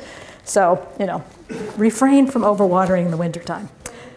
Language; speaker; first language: English; native; English